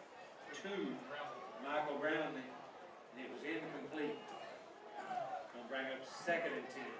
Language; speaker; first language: English; native; English